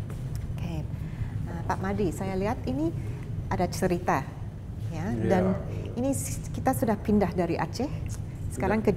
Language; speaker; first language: Indonesian; non-native, fluent; English